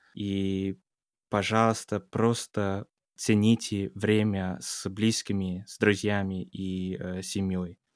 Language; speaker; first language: Russian; non-native, fluent; English